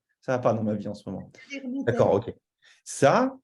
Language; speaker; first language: French; native; French